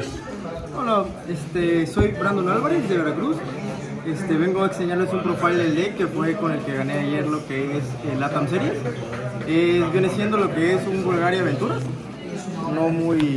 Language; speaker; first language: Spanish; native; Spanish